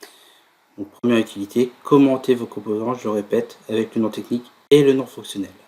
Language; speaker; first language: French; native; French